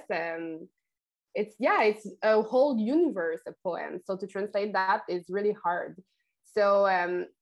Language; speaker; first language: English; non-native, fluent; French